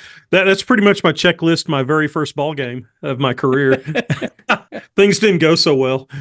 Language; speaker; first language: English; native; English